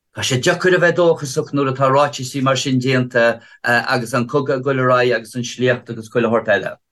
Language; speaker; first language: Irish; native; Irish